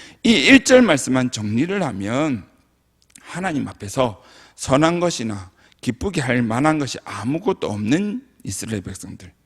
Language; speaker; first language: Korean; native; Korean